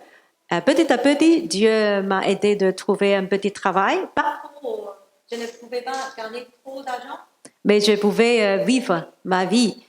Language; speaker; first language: French; non-native, learner; Cantonese